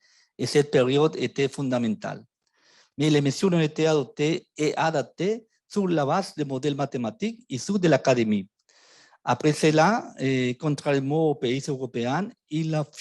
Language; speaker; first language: French; non-native, fluent; Spanish